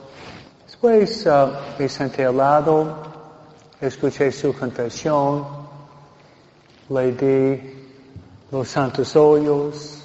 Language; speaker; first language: Spanish; non-native, fluent; English